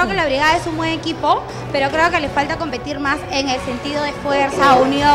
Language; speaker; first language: Spanish; native; Spanish